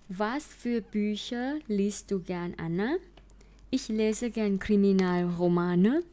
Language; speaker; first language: German; non-native, fluent; Thai